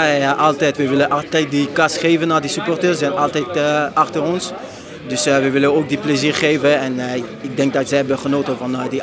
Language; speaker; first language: Dutch; non-native, fluent; French